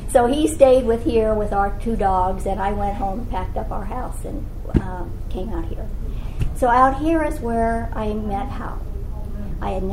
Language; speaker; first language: English; native; English